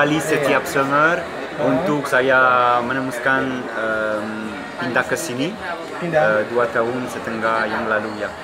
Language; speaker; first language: Indonesian; non-native, learner; French